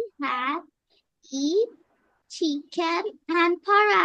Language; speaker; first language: English; non-native, learner; Bangla